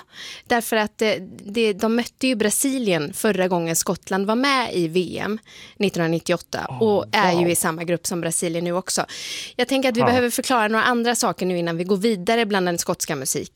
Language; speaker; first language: Swedish; native; Swedish